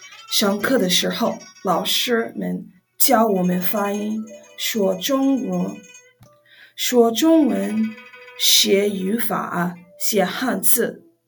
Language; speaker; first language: Chinese; non-native, learner; English